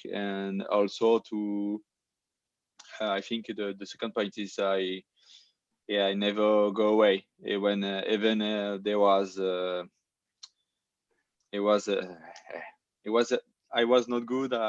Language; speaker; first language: English; non-native, learner; French